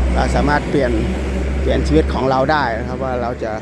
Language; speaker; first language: Thai; native; Thai